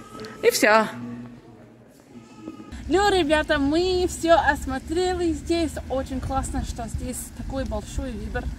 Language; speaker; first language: Russian; non-native, learner; English